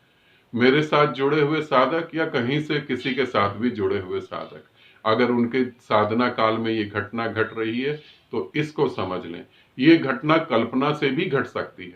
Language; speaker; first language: Hindi; native; Hindi